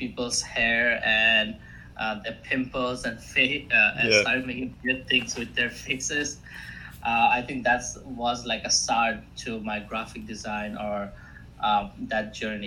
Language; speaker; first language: English; non-native, local second language; Assamese